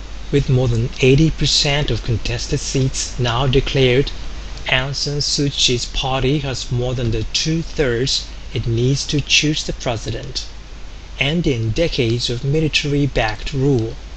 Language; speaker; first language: English; non-native, fluent; Japanese